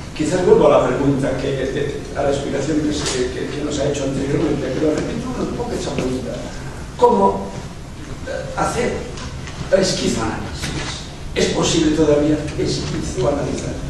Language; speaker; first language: Spanish; non-native, local second language; Catalan